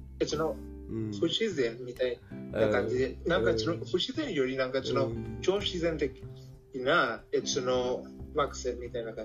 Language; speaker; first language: Japanese; non-native, learner; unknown